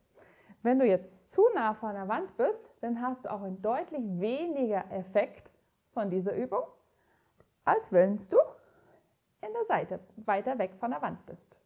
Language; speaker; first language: German; native; German